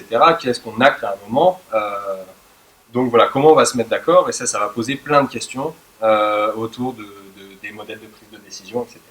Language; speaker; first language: French; native; French